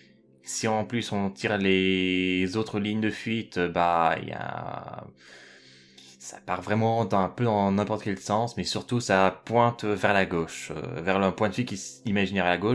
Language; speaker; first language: French; native; French